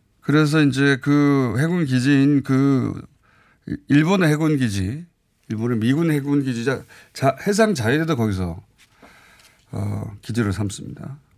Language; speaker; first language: Korean; native; Korean